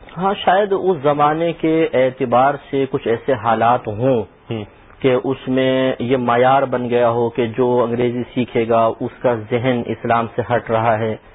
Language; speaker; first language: Urdu; native; Urdu